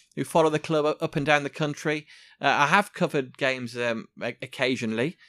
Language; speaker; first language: English; native; English